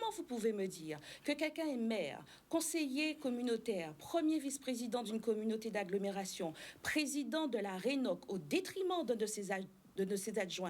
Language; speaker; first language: French; native; French